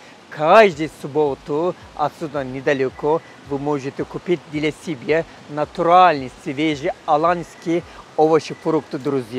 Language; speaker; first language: Russian; non-native, fluent; Turkish